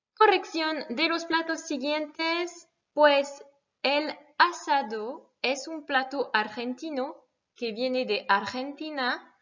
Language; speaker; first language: Spanish; non-native, fluent; French